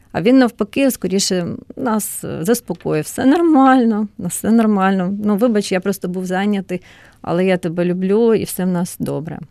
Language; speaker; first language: Ukrainian; non-native, local second language; Russian